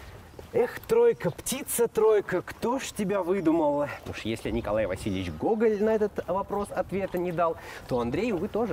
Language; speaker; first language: Russian; native; Russian